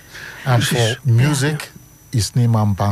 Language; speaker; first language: Dutch; non-native, fluent; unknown